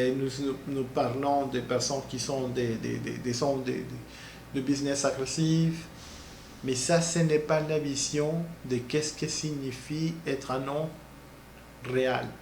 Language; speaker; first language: French; non-native, learner; Spanish